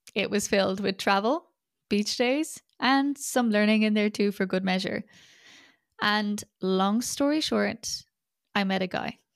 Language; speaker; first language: English; native; English